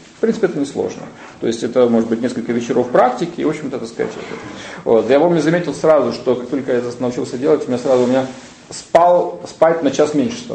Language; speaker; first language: Russian; native; Russian